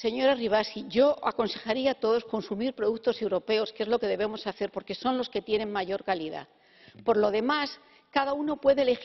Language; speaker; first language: Spanish; native; Spanish